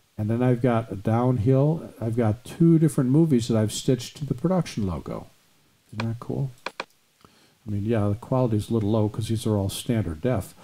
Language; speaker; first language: English; native; English